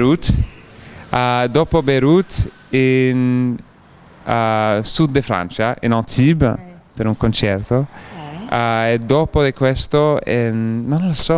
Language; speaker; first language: Italian; non-native, learner; English